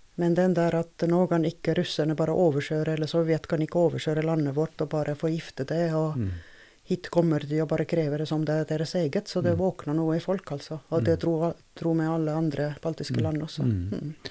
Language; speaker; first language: Norwegian; non-native, fluent; Estonian